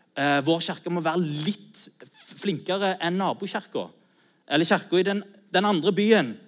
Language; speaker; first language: Norwegian; native; Norwegian